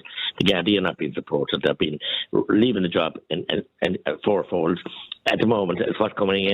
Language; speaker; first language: English; native; English